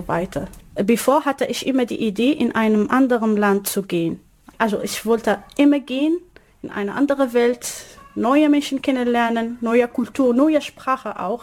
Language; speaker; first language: German; non-native, learner; Arabic